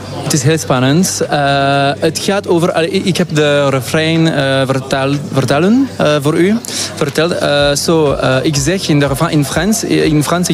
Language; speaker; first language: Dutch; non-native, local second language; French